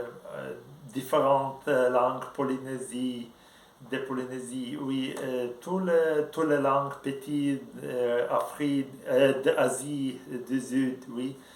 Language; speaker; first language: French; non-native, learner; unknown